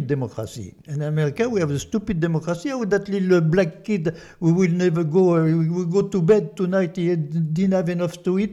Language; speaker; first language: English; non-native, fluent; French